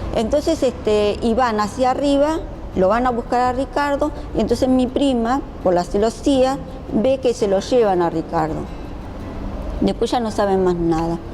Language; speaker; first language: Spanish; early bilingual, other home language; Japanese